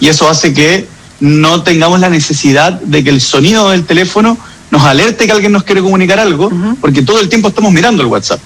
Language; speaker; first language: Spanish; native; Spanish